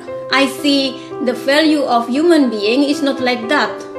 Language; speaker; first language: English; non-native, learner; Indonesian